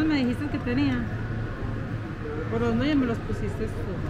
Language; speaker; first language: Spanish; native; Spanish